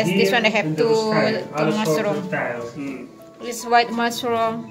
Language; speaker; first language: English; non-native, learner; Indonesian